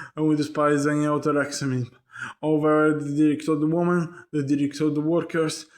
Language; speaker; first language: English; non-native, learner; Italian